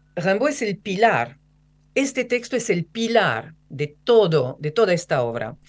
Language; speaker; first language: Spanish; non-native, fluent; French